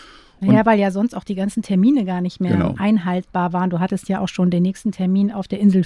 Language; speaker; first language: German; native; German